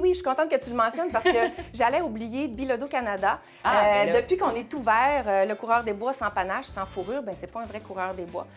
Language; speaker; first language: French; native; French